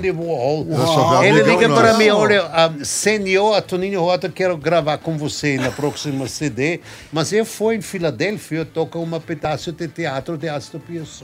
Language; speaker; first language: Portuguese; non-native, learner; German